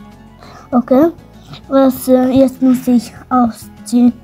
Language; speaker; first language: German; non-native, learner; Arabic